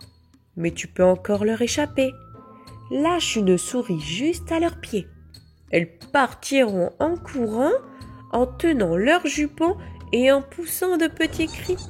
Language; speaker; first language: French; native; French